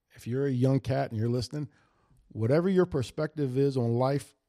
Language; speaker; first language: English; native; English